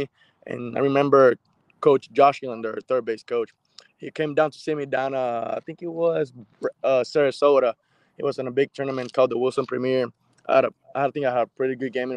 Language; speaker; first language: English; non-native, fluent; Spanish